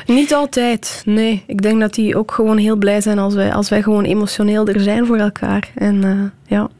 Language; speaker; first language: Dutch; native; Dutch